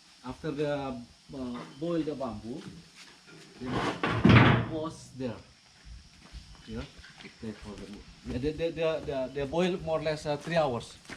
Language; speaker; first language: English; non-native, learner; Indonesian